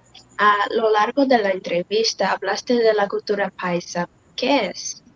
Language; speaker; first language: Spanish; non-native, learner; Portuguese